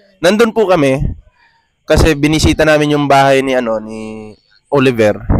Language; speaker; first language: Filipino; native; Filipino